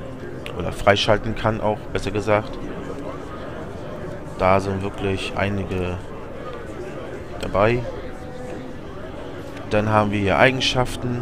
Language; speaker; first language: German; native; German